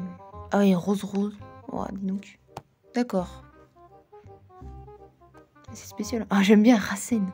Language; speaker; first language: French; native; French